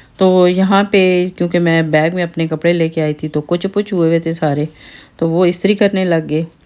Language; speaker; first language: Urdu; non-native, local second language; Pahari-Potwari